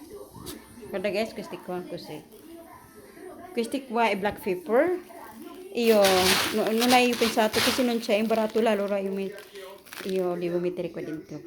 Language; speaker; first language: Italian; non-native, learner; Cebuano